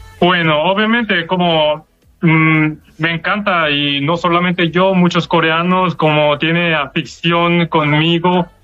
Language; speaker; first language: Spanish; non-native, fluent; Korean